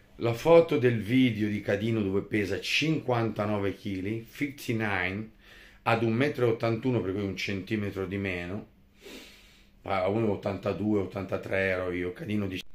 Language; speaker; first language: Italian; native; Italian